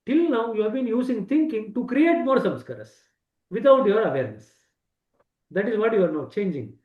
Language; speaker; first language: English; non-native, local second language; Kannada